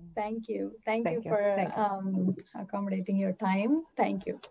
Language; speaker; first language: English; non-native, local second language; Tamil